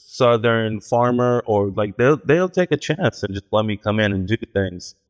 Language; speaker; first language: English; early bilingual, heritage; Hebrew